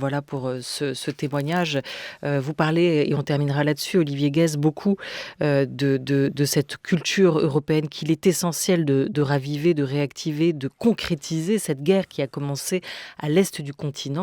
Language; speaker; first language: French; native; French